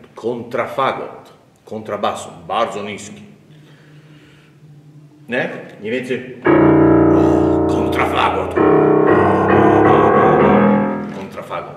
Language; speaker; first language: Polish; non-native, learner; Italian